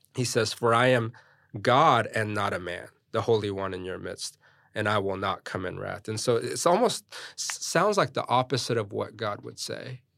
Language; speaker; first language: English; early bilingual, other home language; Korean